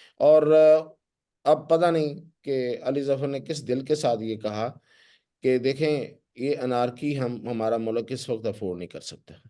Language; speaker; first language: Urdu; non-native, local second language; Punjabi